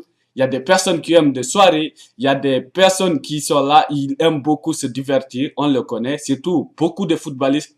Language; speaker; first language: French; non-native, local second language; Arabic